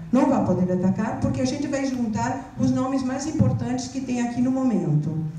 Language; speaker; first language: Portuguese; non-native, fluent; Spanish